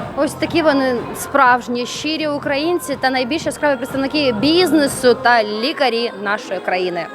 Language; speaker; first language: Ukrainian; native; Ukrainian